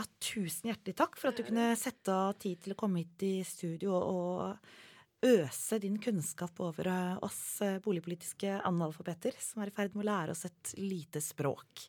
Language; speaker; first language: Norwegian; native; Norwegian